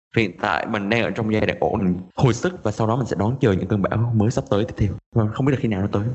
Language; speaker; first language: Vietnamese; native; Vietnamese